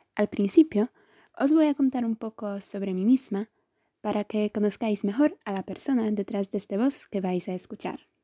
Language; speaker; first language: Spanish; non-native, fluent; Polish